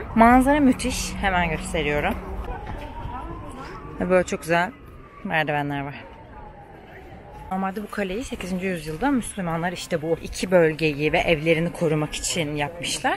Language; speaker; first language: Turkish; native; Turkish